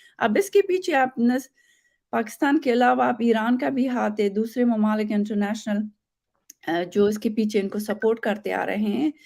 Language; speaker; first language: Urdu; non-native, fluent; Persian